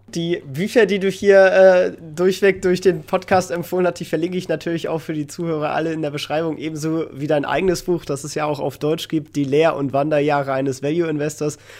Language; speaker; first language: German; native; German